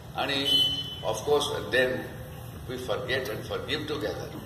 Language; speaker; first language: English; non-native, local second language; Marathi